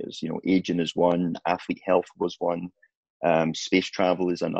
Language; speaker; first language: English; native; English